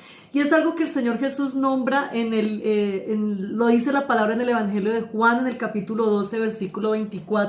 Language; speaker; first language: Spanish; native; Spanish